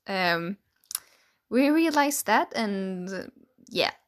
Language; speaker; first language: English; non-native, fluent; Swedish